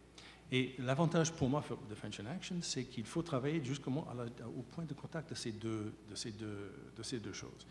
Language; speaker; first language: French; native; French